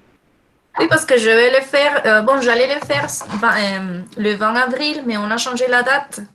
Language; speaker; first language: French; non-native, fluent; Spanish